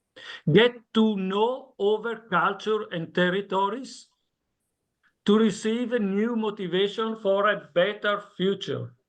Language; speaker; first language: English; non-native, learner; Italian